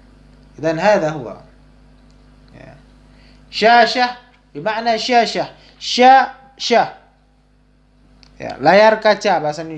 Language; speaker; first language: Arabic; non-native, fluent; Indonesian